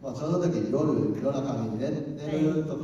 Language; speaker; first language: Japanese; non-native, learner; Cantonese